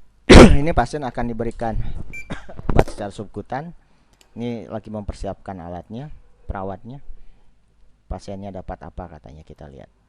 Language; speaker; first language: Indonesian; native; Indonesian